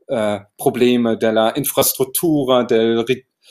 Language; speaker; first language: Italian; non-native, learner; German